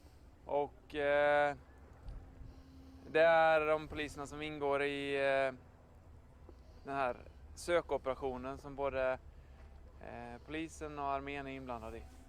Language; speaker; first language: Swedish; native; Swedish